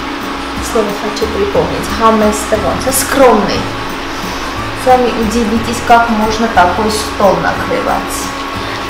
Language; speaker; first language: Russian; non-native, fluent; Armenian